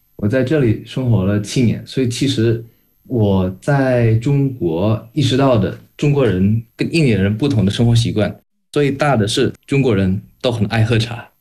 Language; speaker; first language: Chinese; non-native, fluent; Indonesian